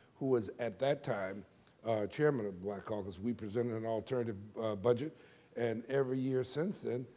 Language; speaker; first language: English; native; English